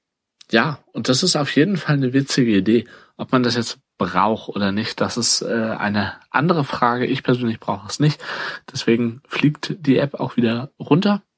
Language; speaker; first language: German; native; German